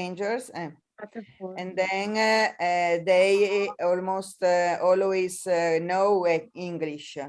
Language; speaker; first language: English; non-native, learner; Italian